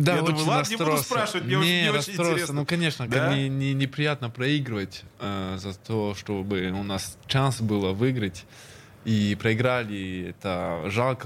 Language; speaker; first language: Russian; early bilingual, heritage; Russian